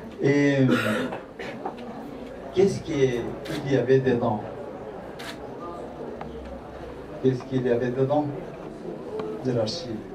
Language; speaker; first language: French; non-native, fluent; Spanish